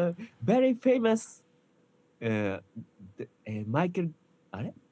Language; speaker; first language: English; non-native, learner; Japanese